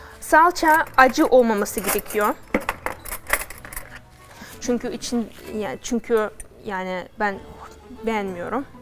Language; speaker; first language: Turkish; non-native, fluent; Russian